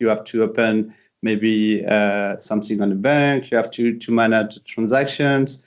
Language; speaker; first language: English; non-native, fluent; French